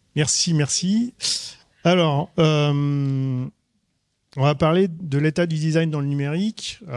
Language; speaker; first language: French; native; French